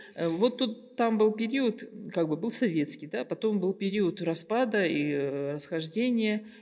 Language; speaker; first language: Russian; native; Russian